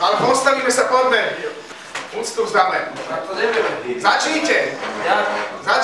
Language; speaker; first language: Slovak; native; Slovak